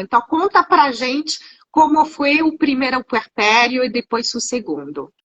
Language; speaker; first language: Portuguese; non-native, fluent; French